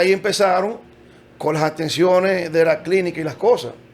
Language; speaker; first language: Spanish; native; Spanish